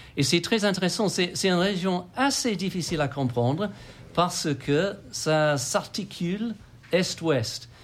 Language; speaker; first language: French; non-native, fluent; English